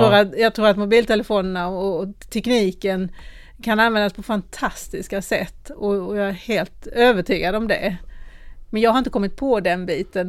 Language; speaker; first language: Swedish; native; Swedish